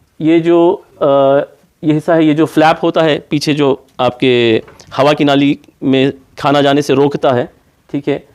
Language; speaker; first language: Urdu; native; Urdu